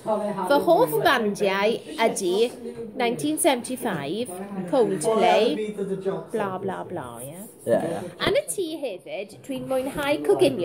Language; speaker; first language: Welsh; non-native, local second language; English